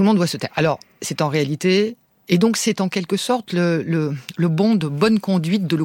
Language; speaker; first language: French; native; French